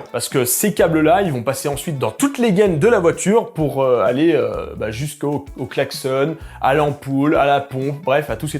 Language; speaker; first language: French; native; French